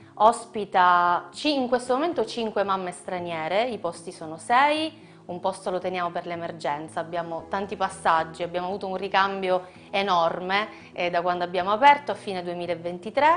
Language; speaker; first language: Italian; native; Italian